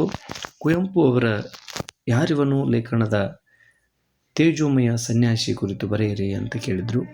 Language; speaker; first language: Kannada; native; Kannada